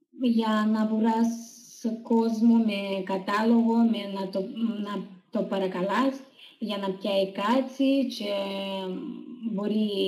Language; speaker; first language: Greek; non-native, learner; Russian